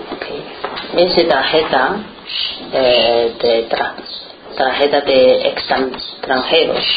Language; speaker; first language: Spanish; non-native, learner; Chinese